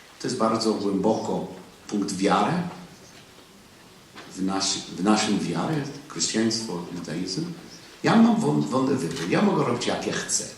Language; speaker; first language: Polish; non-native, learner; English